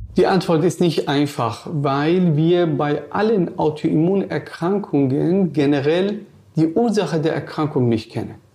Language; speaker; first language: German; non-native, fluent; Persian